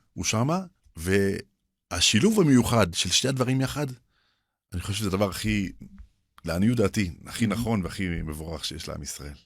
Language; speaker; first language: Hebrew; early bilingual, other home language; Arabic